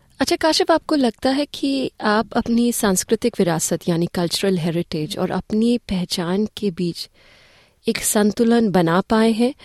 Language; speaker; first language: Hindi; native; Hindi